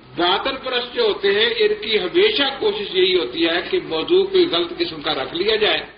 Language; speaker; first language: Urdu; non-native, local second language; Punjabi